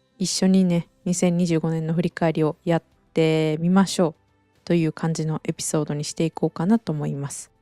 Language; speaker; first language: Japanese; native; Japanese